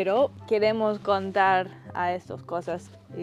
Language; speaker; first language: Spanish; non-native, learner; English